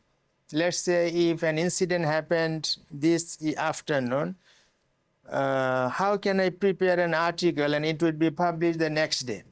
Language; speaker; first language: English; non-native, local second language; Bangla